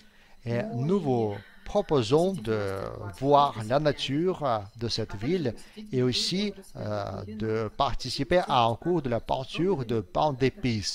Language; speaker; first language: French; non-native, fluent; Russian